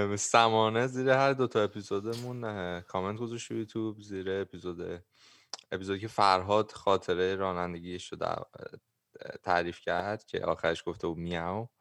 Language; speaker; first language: Persian; native; Persian